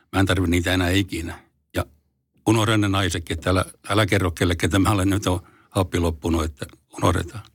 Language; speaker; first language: Finnish; native; Finnish